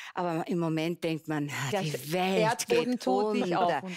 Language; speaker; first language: German; native; German